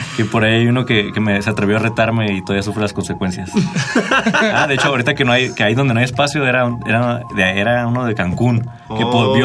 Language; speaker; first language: Spanish; native; Spanish